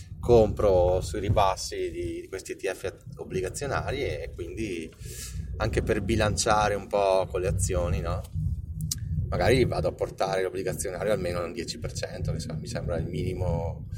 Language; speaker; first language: Italian; native; Italian